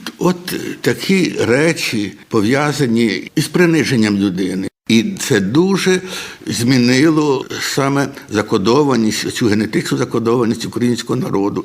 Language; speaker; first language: Ukrainian; native; Ukrainian